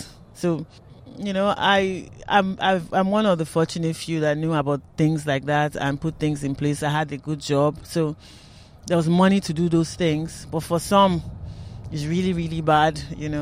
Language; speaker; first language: English; non-native, local second language; Yoruba